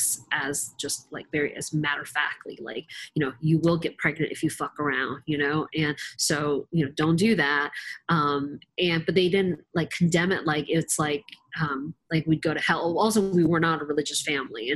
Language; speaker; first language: English; native; English